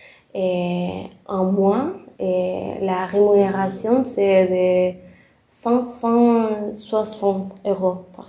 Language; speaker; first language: French; non-native, learner; Spanish